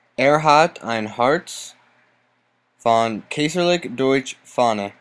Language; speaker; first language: German; non-native, learner; English